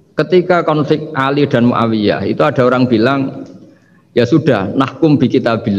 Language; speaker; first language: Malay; non-native, local second language; Javanese